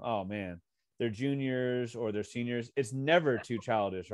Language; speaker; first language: English; native; English